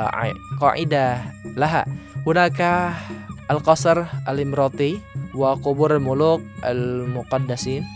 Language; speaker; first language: Arabic; non-native, fluent; Indonesian